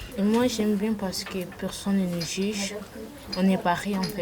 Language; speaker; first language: French; non-native, learner; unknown